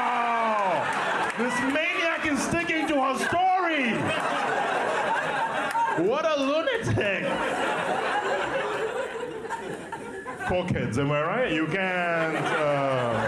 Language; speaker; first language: English; non-native, local second language; Ganda